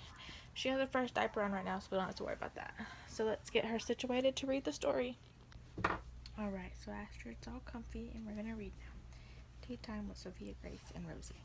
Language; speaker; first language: English; native; English